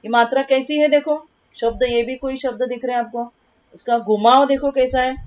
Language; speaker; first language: Hindi; non-native, local second language; Marathi